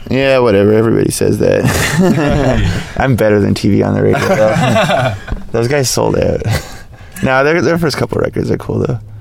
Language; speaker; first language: English; native; English